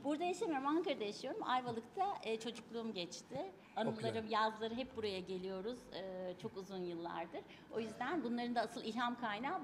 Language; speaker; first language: Turkish; native; Turkish